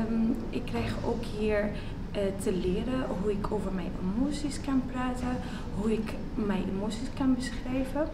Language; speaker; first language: Dutch; non-native, learner; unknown